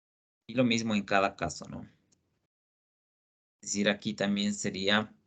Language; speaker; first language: Spanish; native; Spanish